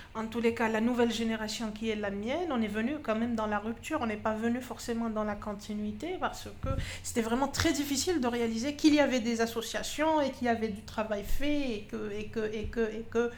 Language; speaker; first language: French; non-native, local second language; Arabic